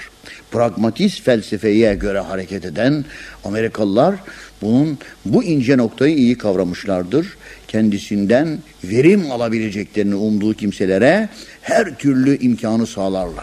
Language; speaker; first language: Turkish; native; Turkish